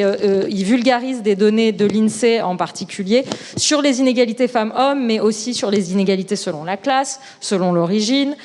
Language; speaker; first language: French; native; French